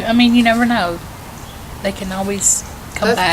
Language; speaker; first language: English; native; English